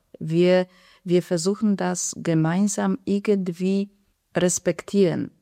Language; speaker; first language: German; non-native, fluent; Polish